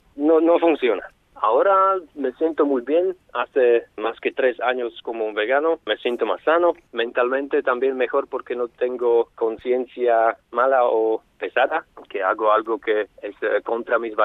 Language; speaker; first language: Spanish; non-native, fluent; Slovak